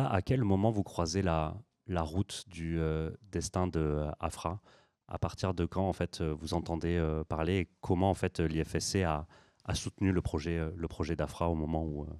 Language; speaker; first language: French; native; French